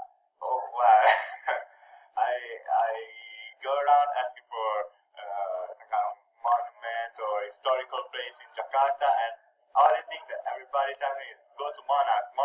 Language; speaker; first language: English; non-native, fluent; Italian